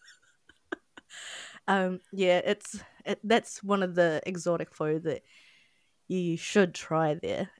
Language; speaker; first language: English; non-native, local second language; Filipino